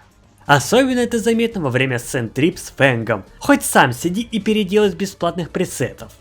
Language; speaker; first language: Russian; native; Russian